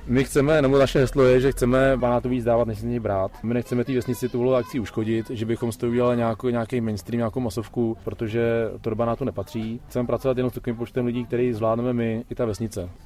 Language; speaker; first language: Czech; native; Czech